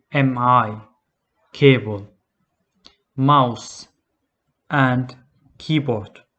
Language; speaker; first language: English; non-native, learner; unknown